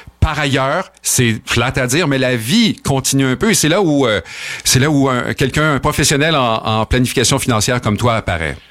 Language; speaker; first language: French; native; French